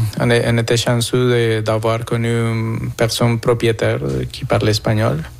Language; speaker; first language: French; non-native, fluent; Spanish